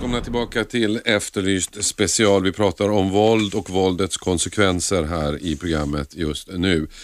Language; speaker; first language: Swedish; native; Swedish